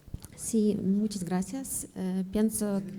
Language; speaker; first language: Spanish; non-native, learner; Ukrainian